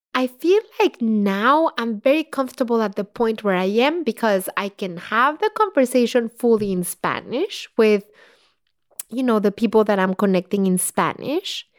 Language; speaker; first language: English; non-native, fluent; Spanish